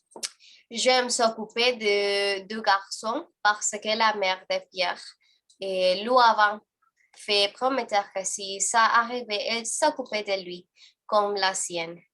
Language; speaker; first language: French; non-native, learner; Spanish